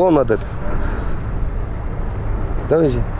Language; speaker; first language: Russian; native; Russian